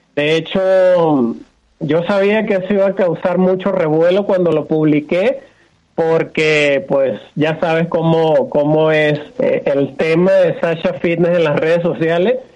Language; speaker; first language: Spanish; native; Spanish